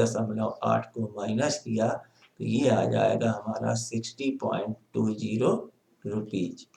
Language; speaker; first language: Hindi; native; Hindi